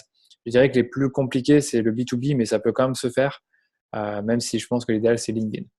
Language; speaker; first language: French; native; French